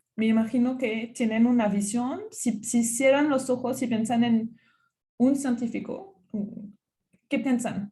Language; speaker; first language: Spanish; non-native, fluent; French